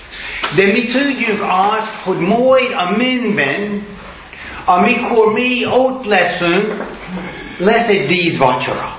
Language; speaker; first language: Hungarian; non-native, fluent; English